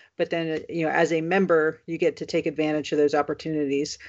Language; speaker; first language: English; native; English